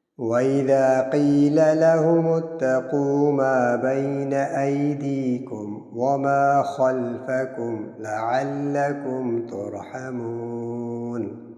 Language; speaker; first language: Urdu; non-native, local second language; Sindhi